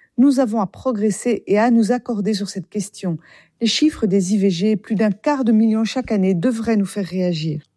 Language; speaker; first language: French; native; French